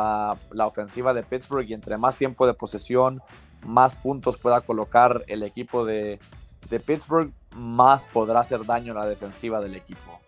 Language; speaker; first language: Spanish; native; Spanish